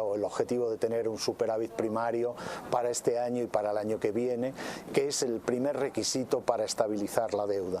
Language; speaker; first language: Spanish; native; Spanish